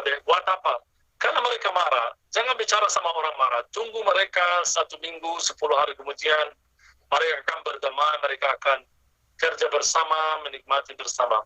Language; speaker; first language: Indonesian; non-native, fluent; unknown